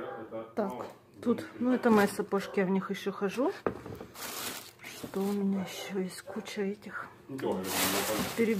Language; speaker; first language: Russian; native; Russian